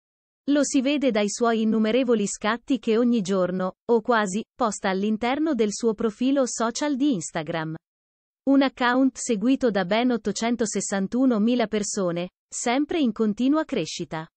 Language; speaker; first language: Italian; native; Italian